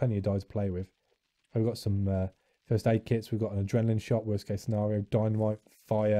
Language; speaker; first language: English; native; English